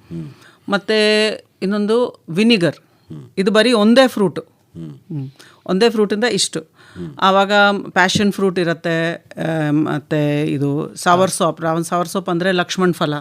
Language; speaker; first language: Kannada; non-native, local second language; Malayalam